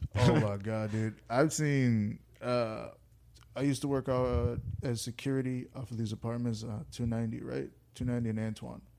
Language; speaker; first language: English; native; English